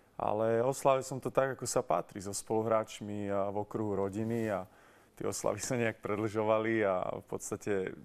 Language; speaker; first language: Slovak; native; Slovak